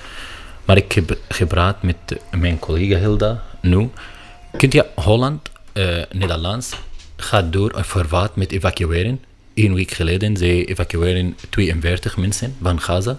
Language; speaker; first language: Dutch; non-native, learner; Arabic